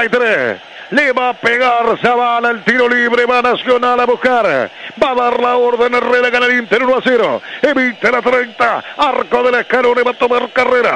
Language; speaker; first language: Spanish; native; Spanish